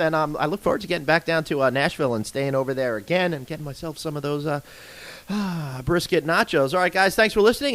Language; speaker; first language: English; native; English